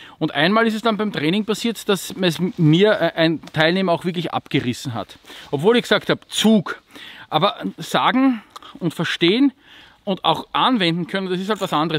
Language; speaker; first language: German; native; German